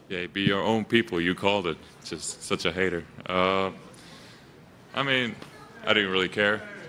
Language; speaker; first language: English; non-native, fluent; Finnish